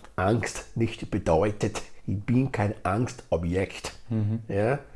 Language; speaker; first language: German; non-native, fluent; Bini